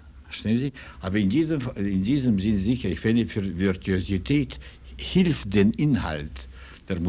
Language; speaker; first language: German; non-native, fluent; Russian